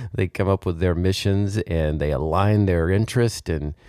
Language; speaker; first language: English; native; English